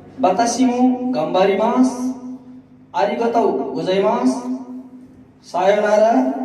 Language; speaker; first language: Japanese; non-native, learner; Nepali